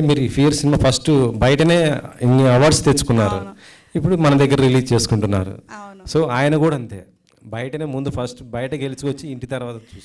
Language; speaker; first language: Telugu; native; Telugu